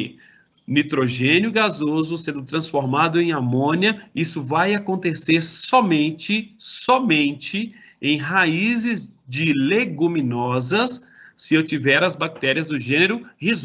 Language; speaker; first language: Portuguese; native; Portuguese